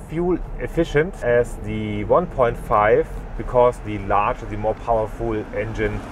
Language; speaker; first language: English; non-native, fluent; German